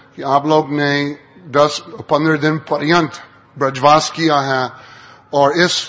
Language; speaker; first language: Hindi; non-native, fluent; English